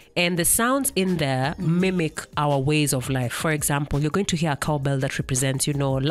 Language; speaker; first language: English; non-native, local second language; Kamba